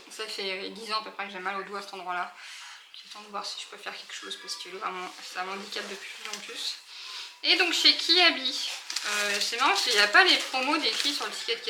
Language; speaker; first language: French; native; French